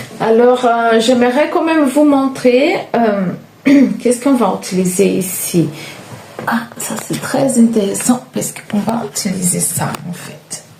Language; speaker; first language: French; non-native, fluent; Portuguese